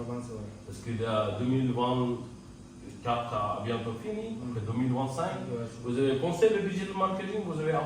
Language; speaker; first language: French; non-native, learner; Tamil